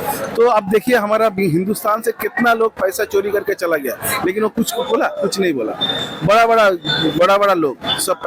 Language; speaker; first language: Hindi; non-native, local second language; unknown